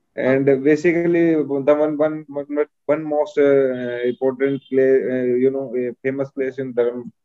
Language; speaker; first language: English; non-native, local second language; Hindi